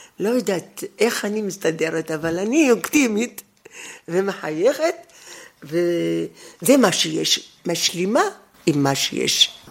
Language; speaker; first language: Hebrew; non-native, fluent; Arabic